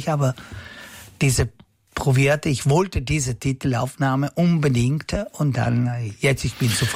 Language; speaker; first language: German; non-native, learner; Italian